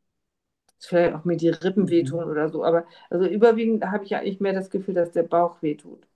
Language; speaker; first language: German; native; German